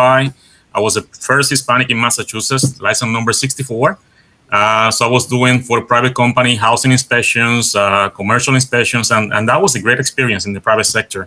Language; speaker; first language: English; non-native, fluent; Spanish